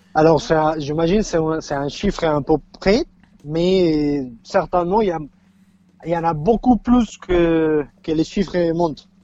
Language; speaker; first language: French; non-native, fluent; Spanish